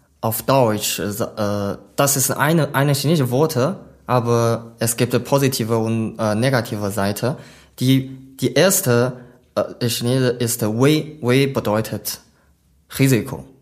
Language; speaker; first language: German; non-native, learner; Chinese